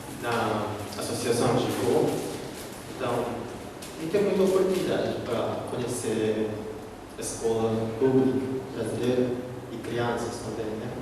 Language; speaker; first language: Portuguese; non-native, fluent; Japanese